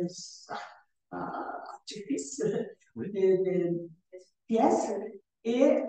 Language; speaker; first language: French; non-native, learner; Portuguese